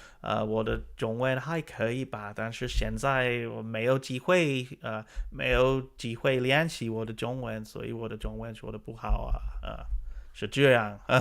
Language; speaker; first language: Chinese; non-native, learner; English